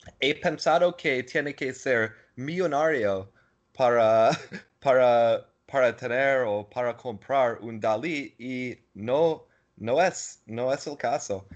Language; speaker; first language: Spanish; non-native, learner; English